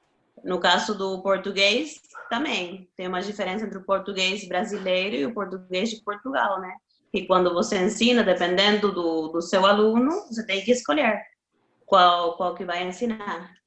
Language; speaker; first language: Portuguese; non-native, fluent; Spanish